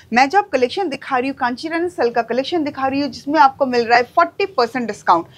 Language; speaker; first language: Hindi; non-native, local second language; Bangla